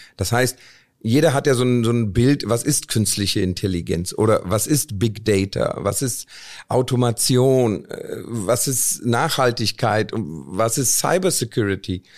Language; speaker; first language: German; early bilingual, other home language; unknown